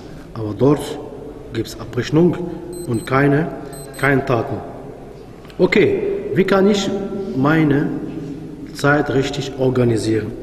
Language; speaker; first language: German; non-native, fluent; Arabic